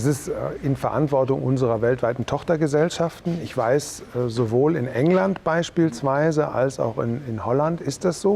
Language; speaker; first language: German; native; German